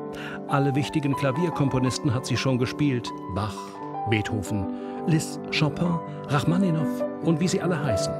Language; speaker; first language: German; native; German